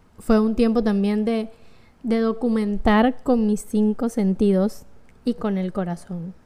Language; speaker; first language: Spanish; native; Spanish